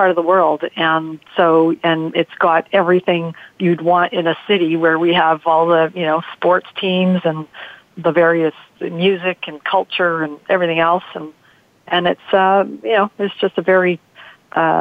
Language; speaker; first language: English; early bilingual, other home language; Italian